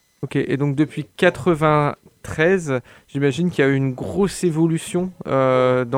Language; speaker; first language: French; native; French